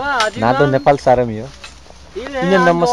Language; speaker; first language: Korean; non-native, learner; Nepali